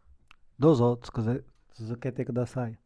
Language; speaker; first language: Japanese; non-native, fluent; Portuguese